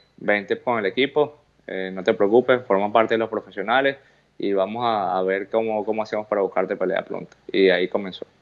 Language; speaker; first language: Spanish; native; Spanish